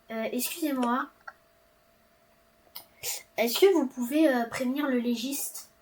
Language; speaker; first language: French; native; French